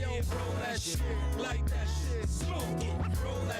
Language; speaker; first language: English; native; English